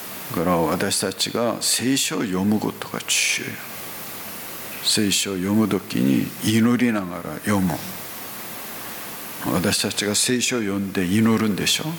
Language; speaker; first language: Japanese; non-native, fluent; Korean